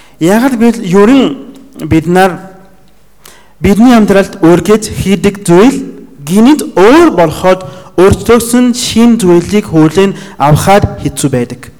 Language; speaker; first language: Mongolian; non-native, fluent; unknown